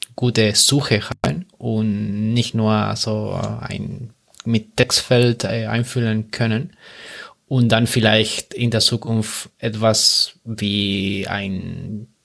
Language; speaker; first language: German; non-native, learner; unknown